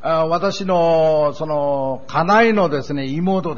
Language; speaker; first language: Japanese; non-native, fluent; Korean